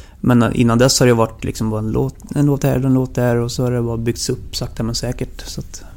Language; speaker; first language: Swedish; native; Swedish